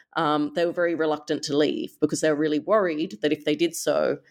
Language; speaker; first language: English; native; English